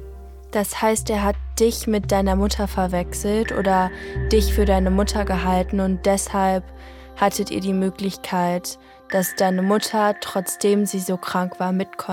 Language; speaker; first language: German; native; German